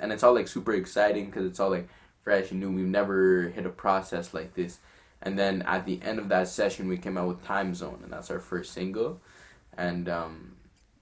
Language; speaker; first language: English; non-native, fluent; French